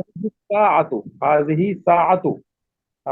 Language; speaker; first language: Arabic; non-native, fluent; Urdu